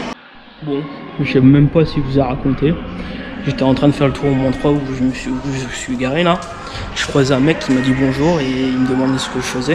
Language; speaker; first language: French; native; French